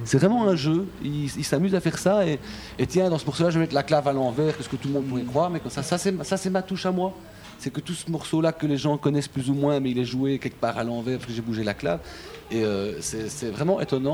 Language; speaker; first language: French; native; French